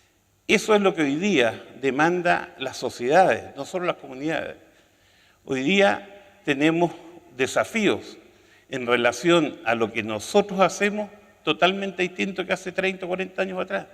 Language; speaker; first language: Spanish; native; Spanish